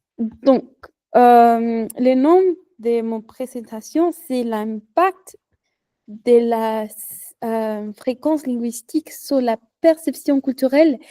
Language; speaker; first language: French; non-native, learner; Spanish